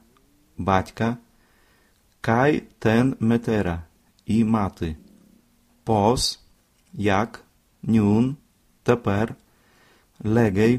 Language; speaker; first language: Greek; non-native, fluent; Ukrainian